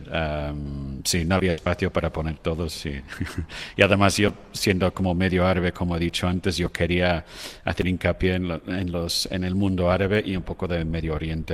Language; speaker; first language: Spanish; non-native, fluent; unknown